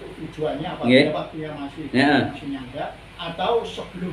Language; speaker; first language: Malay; non-native, local second language; Javanese